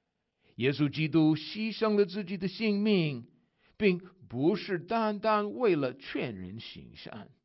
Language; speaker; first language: Chinese; native; Chinese